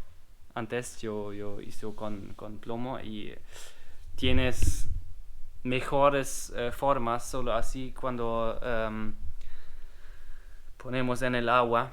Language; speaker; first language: Spanish; non-native, learner; German